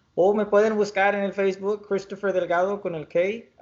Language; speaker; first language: Spanish; early bilingual, heritage; Spanish